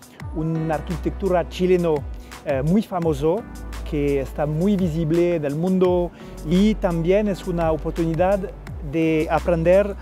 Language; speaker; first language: Spanish; non-native, fluent; French